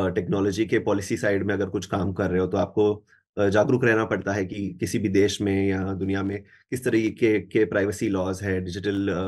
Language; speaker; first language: Hindi; non-native, local second language; Marathi